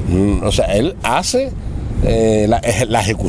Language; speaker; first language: Spanish; native; Spanish